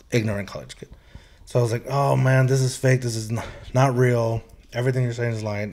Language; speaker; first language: English; early bilingual, heritage; Spanish